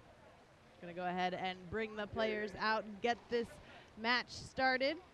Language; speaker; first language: English; native; English